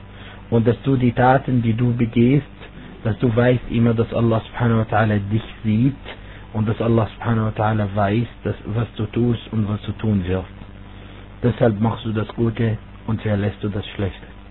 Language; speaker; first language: German; non-native, fluent; Arabic